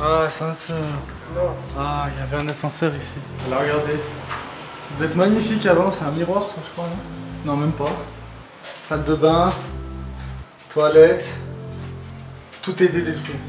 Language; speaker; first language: French; native; French